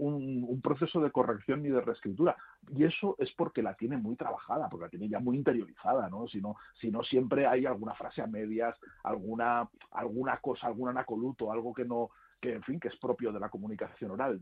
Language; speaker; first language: Spanish; native; Spanish